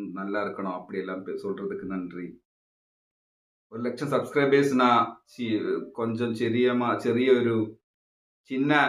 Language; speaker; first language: Tamil; non-native, local second language; Malayalam